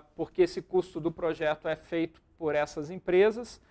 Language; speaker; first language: Portuguese; native; Portuguese